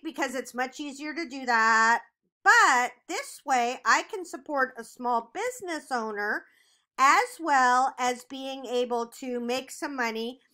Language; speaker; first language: English; native; English